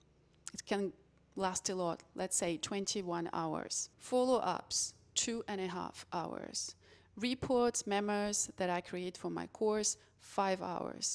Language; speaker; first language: English; non-native, fluent; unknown